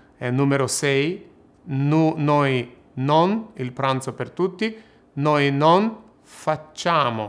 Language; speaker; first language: Italian; non-native, fluent; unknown